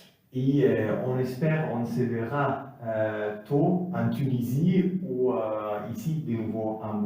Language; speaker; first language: French; non-native, fluent; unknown